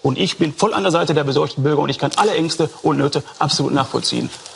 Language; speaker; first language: German; native; German